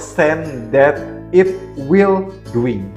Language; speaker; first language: English; non-native, learner; Indonesian